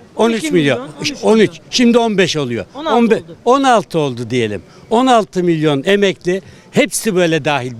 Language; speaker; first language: Turkish; native; Turkish